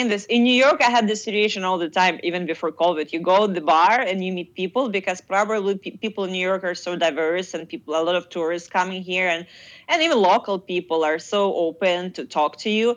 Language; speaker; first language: English; non-native, fluent; Russian